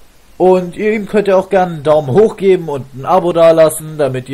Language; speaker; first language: German; native; German